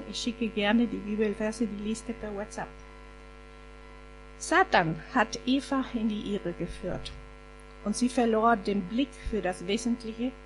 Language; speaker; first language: German; non-native, fluent; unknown